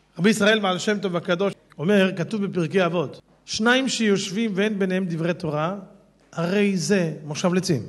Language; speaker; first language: Hebrew; native; Hebrew